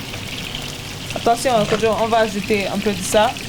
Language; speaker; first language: French; non-native, learner; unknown